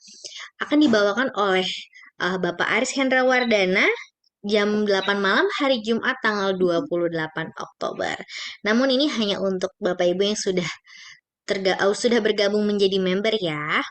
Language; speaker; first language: Indonesian; native; Indonesian